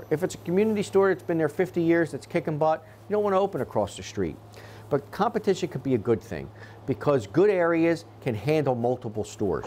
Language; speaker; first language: English; native; English